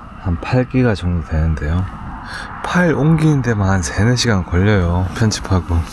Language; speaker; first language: Korean; native; Korean